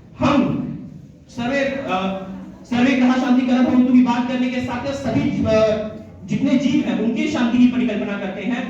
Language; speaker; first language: Hindi; native; Hindi